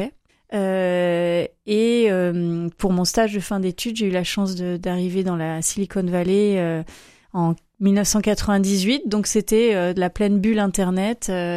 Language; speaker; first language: French; native; French